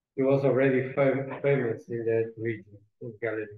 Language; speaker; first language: English; non-native, fluent; Portuguese